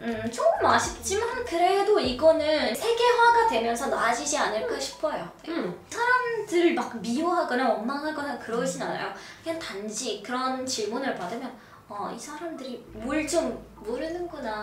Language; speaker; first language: Korean; non-native, fluent; Arabic